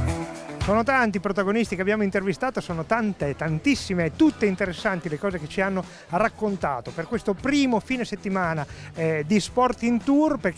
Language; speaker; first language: Italian; native; Italian